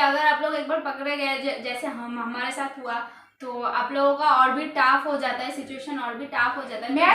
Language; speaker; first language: Hindi; non-native, local second language; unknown